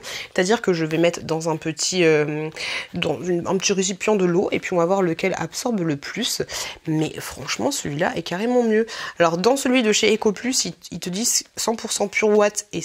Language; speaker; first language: French; native; French